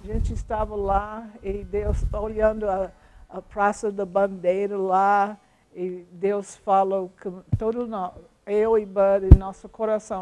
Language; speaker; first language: Portuguese; non-native, fluent; English